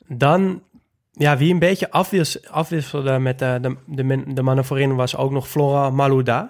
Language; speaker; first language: Dutch; native; Dutch